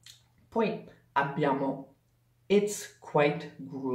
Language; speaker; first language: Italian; non-native, fluent; English